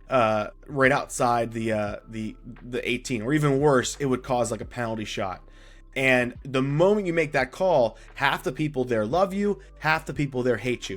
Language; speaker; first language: English; native; English